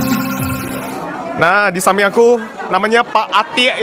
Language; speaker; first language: Indonesian; native; Indonesian